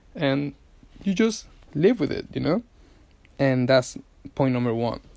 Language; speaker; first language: English; non-native, fluent; Spanish